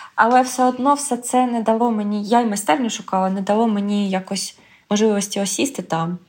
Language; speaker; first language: Ukrainian; native; Ukrainian